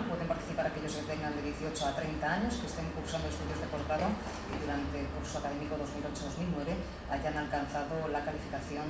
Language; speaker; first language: Spanish; native; Spanish